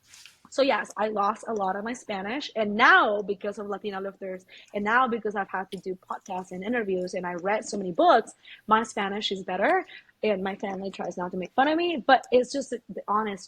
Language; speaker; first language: English; early bilingual, other home language; Spanish